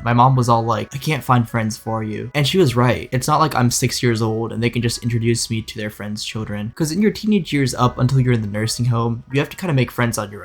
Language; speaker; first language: English; native; English